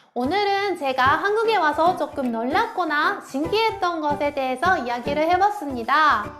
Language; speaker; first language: Korean; non-native, fluent; Japanese